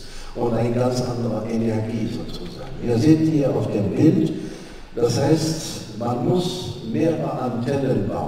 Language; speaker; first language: German; non-native, fluent; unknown